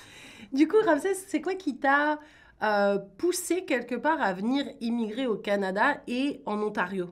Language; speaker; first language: French; native; French